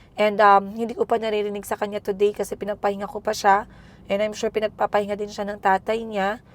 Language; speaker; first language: Filipino; non-native, local second language; Cebuano